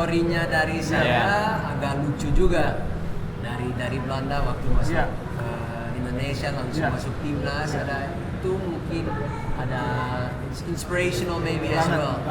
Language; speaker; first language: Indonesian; non-native, fluent; Dutch